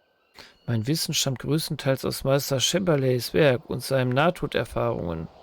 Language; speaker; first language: German; native; German